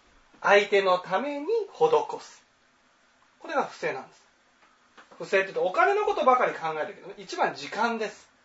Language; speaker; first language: Japanese; native; Japanese